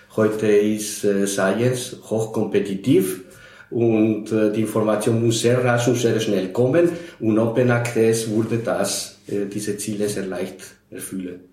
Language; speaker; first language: German; non-native, fluent; Spanish